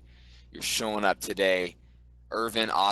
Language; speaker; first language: English; native; English